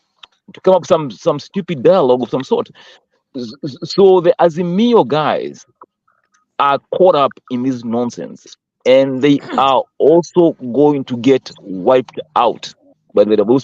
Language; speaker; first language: English; non-native, local second language; Swahili